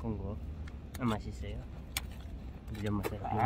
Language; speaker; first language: Korean; non-native, learner; Filipino